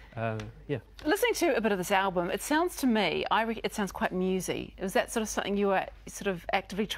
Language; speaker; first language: English; native; English